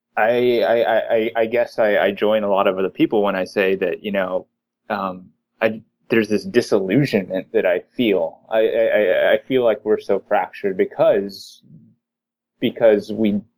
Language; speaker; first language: English; native; English